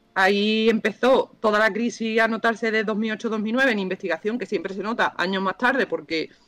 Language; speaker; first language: Spanish; native; Spanish